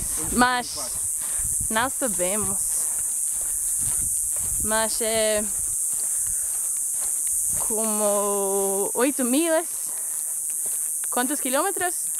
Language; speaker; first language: Portuguese; non-native, learner; English